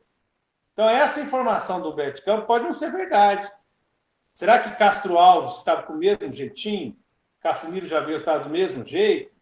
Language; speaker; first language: Portuguese; native; Portuguese